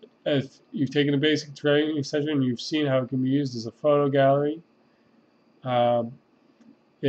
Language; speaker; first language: English; native; English